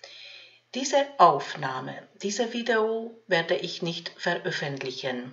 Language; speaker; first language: German; non-native, fluent; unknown